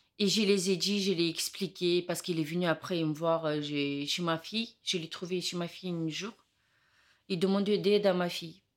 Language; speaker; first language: French; non-native, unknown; Romany